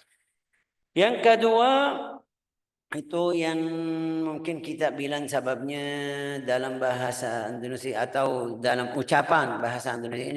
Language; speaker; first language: Indonesian; non-native, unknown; Arabic